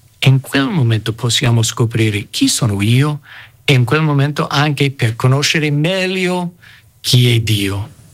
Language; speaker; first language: Italian; non-native, fluent; English